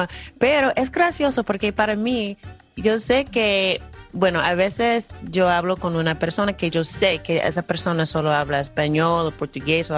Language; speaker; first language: Spanish; non-native, fluent; English